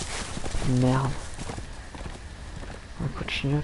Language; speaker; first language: French; native; French